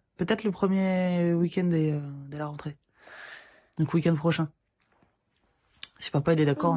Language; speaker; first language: French; native; French